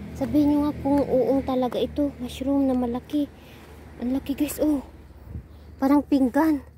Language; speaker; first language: Filipino; non-native, local second language; Iloko